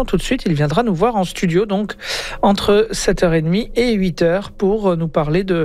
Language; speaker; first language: French; native; French